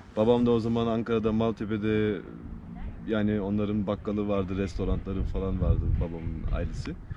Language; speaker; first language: Turkish; early bilingual, heritage; Turkish